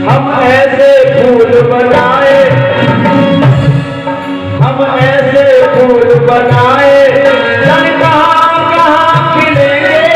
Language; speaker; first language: Hindi; native; Hindi